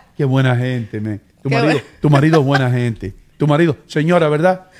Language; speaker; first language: Spanish; early bilingual, heritage; Spanish